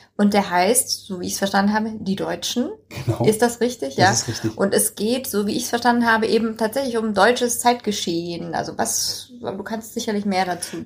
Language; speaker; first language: German; native; German